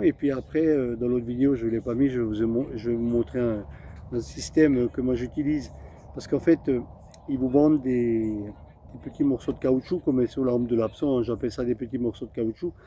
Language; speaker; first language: French; native; French